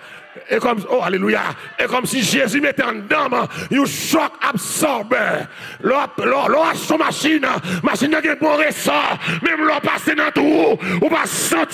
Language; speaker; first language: French; non-native, learner; Haitian Creole